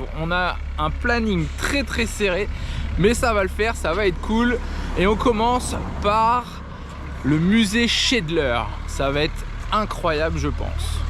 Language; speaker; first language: French; native; French